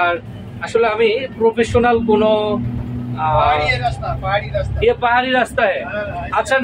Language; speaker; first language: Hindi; non-native, learner; Bangla